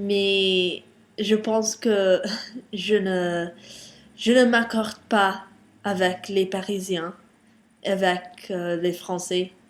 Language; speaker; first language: French; non-native, learner; English